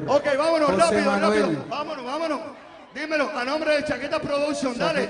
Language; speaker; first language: Spanish; native; Spanish